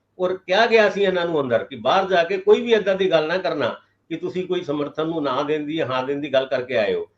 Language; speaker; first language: Punjabi; non-native, local second language; Hindi